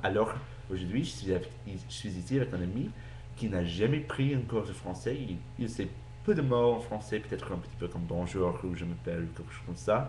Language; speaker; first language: French; non-native, fluent; English